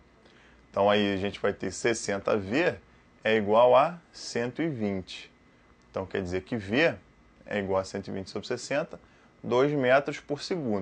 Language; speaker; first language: Portuguese; native; Portuguese